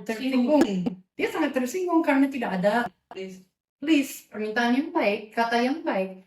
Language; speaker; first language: Indonesian; non-native, fluent; English